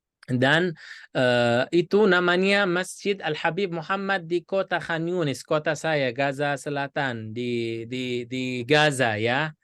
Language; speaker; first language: Indonesian; non-native, fluent; Arabic